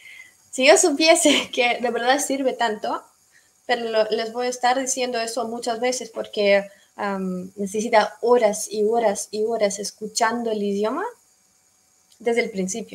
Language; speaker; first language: Spanish; non-native, fluent; Russian